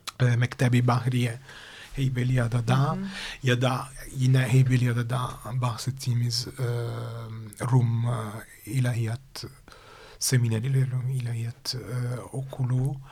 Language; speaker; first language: Turkish; non-native, fluent; Italian